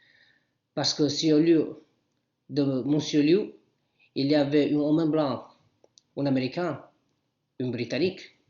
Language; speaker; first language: French; non-native, learner; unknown